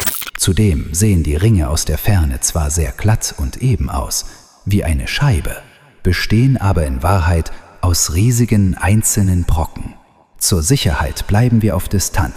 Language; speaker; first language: German; native; German